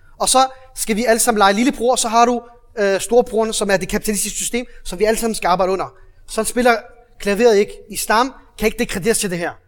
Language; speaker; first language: Danish; early bilingual, other home language; Arabic